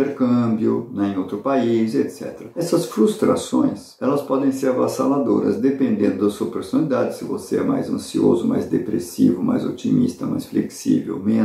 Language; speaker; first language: Portuguese; native; Portuguese